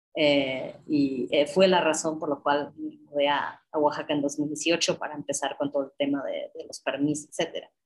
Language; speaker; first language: Spanish; non-native, fluent; English